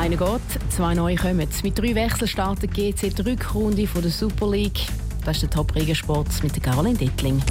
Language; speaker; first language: German; native; German